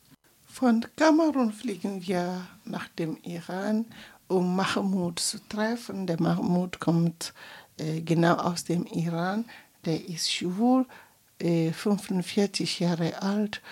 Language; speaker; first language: German; non-native, fluent; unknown